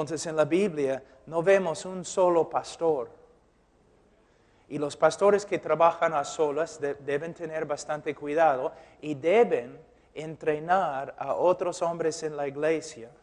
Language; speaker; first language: Spanish; non-native, fluent; English